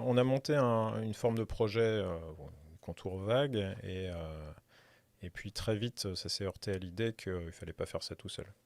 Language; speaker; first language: French; native; French